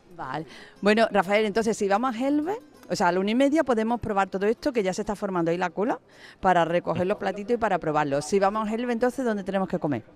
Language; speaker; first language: Spanish; native; Spanish